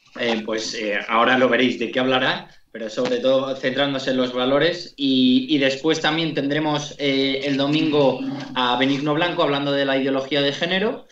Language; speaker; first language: Spanish; native; Spanish